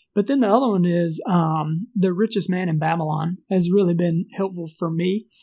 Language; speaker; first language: English; native; English